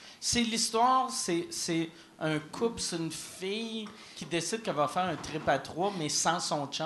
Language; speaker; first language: French; native; French